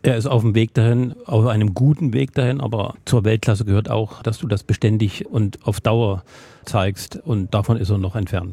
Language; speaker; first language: German; native; German